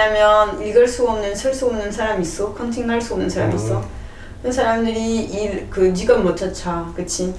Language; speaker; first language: Korean; non-native, learner; French